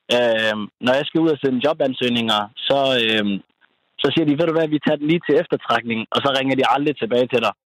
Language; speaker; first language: Danish; early bilingual, other home language; Somali